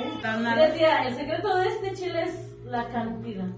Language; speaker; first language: Spanish; native; Spanish